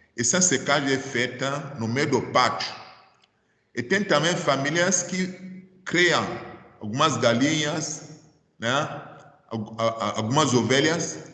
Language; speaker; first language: Portuguese; non-native, fluent; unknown